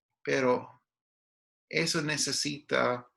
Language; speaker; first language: Spanish; non-native, fluent; English